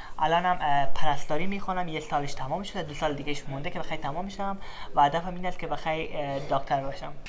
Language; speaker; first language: Persian; native; Persian